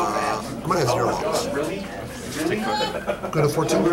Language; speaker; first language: English; native; English